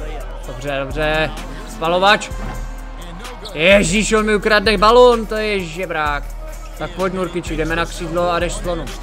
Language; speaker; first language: Czech; native; Czech